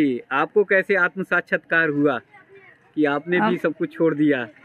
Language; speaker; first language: Hindi; native; Hindi